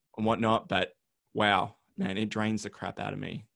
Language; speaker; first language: English; early bilingual, other home language; Ukrainian